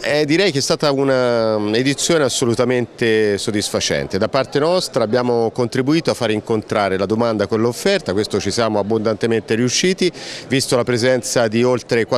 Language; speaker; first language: Italian; native; Italian